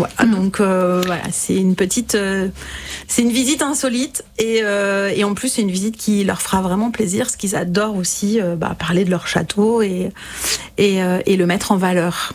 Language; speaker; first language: French; native; French